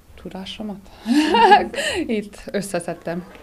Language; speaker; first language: Hungarian; non-native, fluent; English